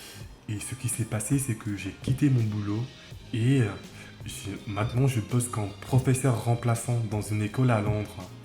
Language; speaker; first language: French; non-native, fluent; English